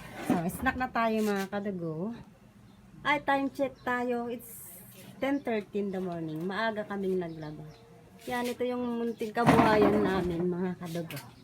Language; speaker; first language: Filipino; non-native, local second language; Iloko